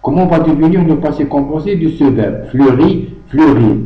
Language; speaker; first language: French; non-native, local second language; Arabic